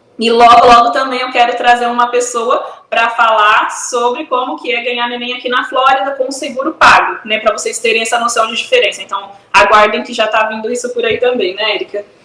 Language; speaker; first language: Portuguese; native; Portuguese